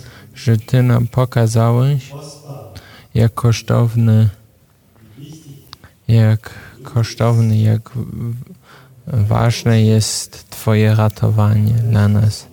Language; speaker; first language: Polish; non-native, fluent; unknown